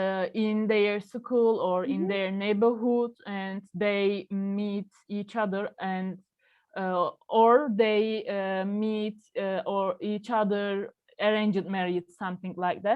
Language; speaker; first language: English; non-native, learner; Turkish